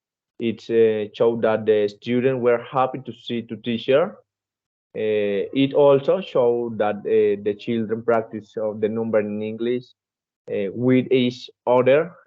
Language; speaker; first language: English; non-native, learner; Spanish